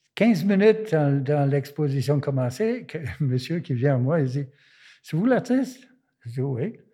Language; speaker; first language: French; non-native, fluent; German